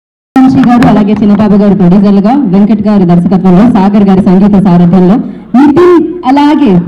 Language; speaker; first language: Telugu; native; Telugu